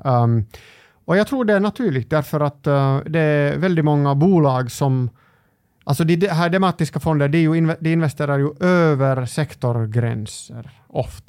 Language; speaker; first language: Swedish; non-native, local second language; Finnish